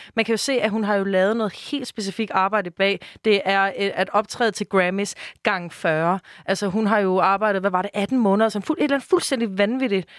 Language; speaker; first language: Danish; non-native, fluent; Spanish